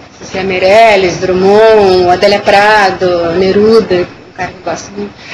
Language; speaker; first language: Portuguese; early bilingual, other home language; Spanish